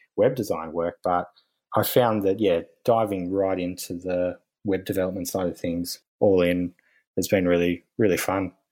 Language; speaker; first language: English; native; English